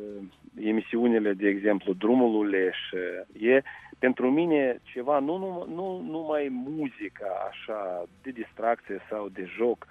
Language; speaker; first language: Romanian; non-native, local second language; Russian